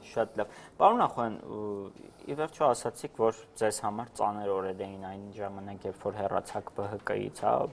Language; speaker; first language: Armenian; native; Armenian